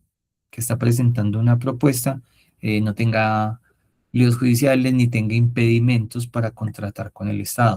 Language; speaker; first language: Spanish; native; Spanish